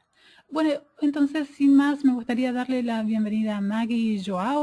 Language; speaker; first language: Spanish; native; Spanish